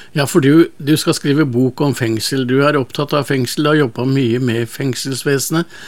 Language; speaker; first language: Norwegian; native; Norwegian